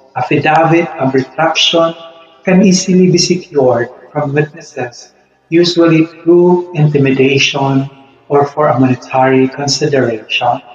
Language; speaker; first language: English; non-native, local second language; Filipino